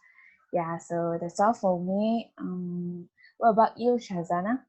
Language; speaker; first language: English; non-native, fluent; Chinese